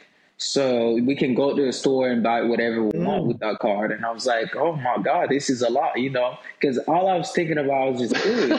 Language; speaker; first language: English; non-native, local second language; Swahili